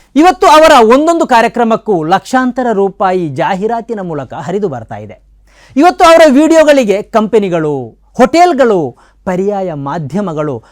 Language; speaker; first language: Kannada; native; Kannada